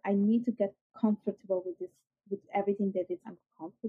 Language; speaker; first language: English; non-native, fluent; Italian